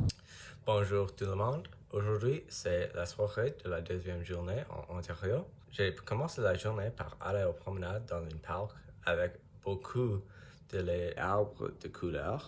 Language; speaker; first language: French; non-native, learner; English